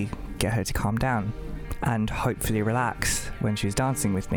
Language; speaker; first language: English; non-native, local second language; Bangla